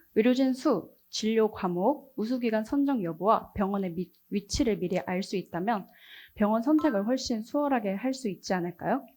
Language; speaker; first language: Korean; native; Korean